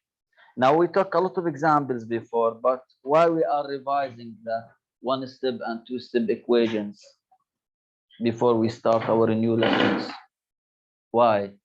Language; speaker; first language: English; non-native, local second language; Arabic